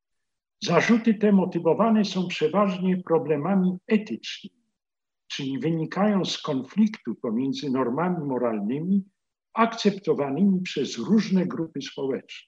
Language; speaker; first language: Polish; native; Polish